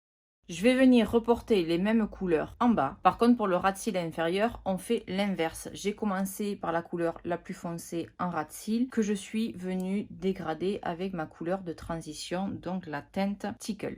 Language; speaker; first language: French; native; French